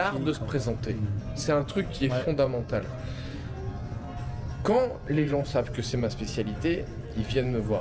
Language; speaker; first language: French; native; French